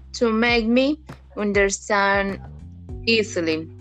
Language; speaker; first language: English; non-native, fluent; Spanish